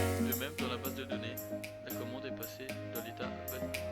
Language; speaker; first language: French; native; French